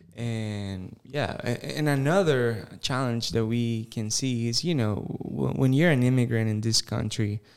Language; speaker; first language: English; non-native, fluent; Spanish